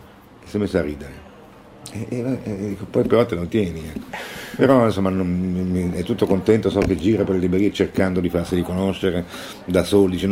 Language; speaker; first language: Italian; native; Italian